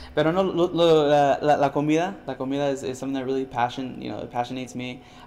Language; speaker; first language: English; early bilingual, other home language; Spanish